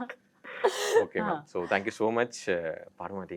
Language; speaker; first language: Tamil; native; Tamil